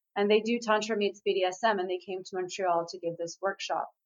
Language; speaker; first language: English; native; English